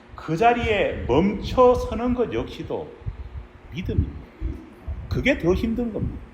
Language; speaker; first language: Korean; native; Korean